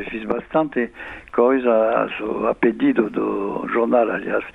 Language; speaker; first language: Portuguese; non-native, fluent; French